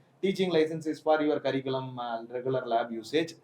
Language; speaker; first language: English; non-native, local second language; Tamil